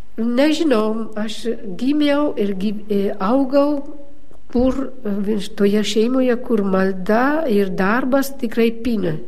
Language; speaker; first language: Lithuanian; non-native, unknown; Italian